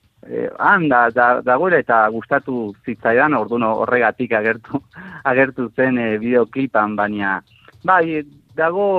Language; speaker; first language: Basque; non-native, fluent; Spanish